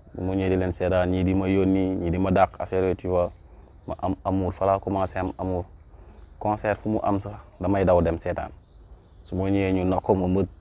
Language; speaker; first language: Wolof; non-native, local second language; Mandingo